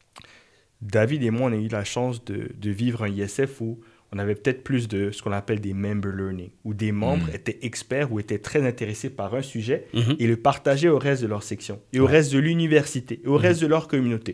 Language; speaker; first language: French; native; French